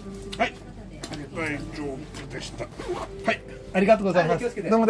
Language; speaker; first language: Japanese; non-native, fluent; Swedish